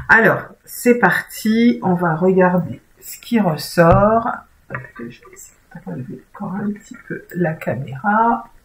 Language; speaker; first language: French; native; French